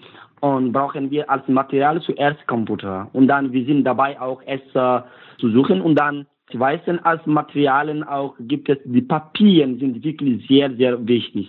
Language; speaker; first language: German; non-native, learner; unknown